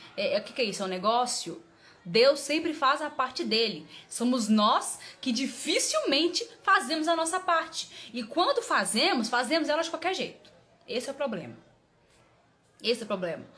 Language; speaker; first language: Portuguese; native; Portuguese